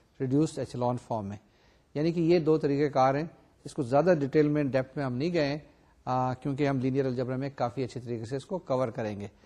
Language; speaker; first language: Urdu; native; Urdu